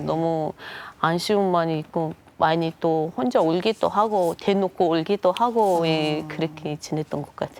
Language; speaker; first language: Korean; non-native, fluent; Mongolian